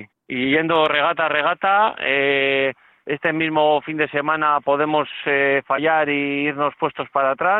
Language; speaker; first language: Spanish; native; Spanish